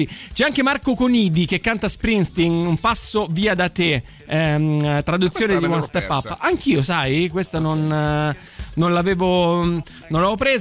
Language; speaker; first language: Italian; native; Italian